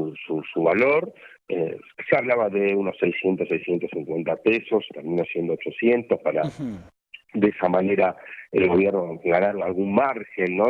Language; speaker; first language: Spanish; native; Spanish